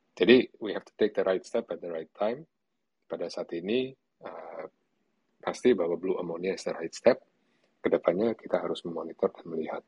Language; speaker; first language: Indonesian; early bilingual, other home language; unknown